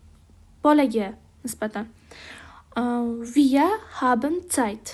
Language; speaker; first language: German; non-native, fluent; Uzbek